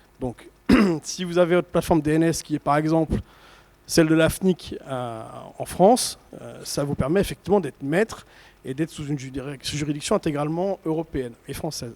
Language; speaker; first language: French; native; French